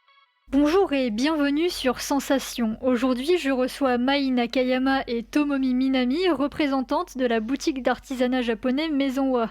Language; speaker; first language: French; native; French